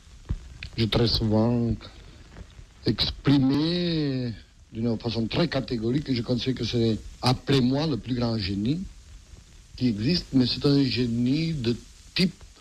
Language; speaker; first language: French; non-native, fluent; Catalan